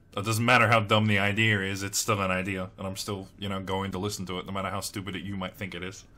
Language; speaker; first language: English; native; English